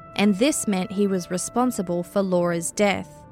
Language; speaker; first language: English; native; English